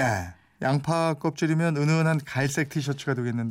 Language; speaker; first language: Korean; native; Korean